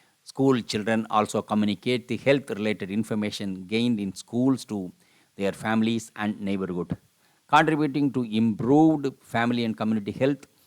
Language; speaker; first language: English; non-native, local second language; Tamil